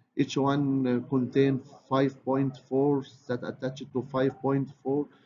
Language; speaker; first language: English; non-native, fluent; Arabic